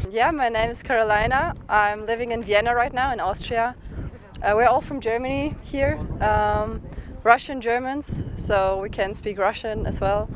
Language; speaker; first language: English; non-native, fluent; German